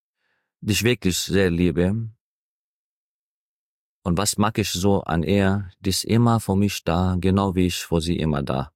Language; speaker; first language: German; non-native, fluent; Arabic